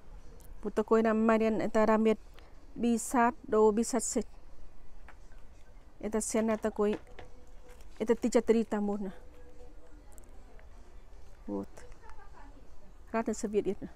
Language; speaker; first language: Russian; non-native, learner; Tajik